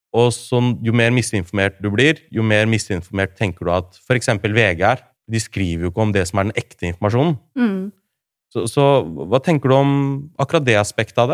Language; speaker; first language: Norwegian; early bilingual, other home language; Urdu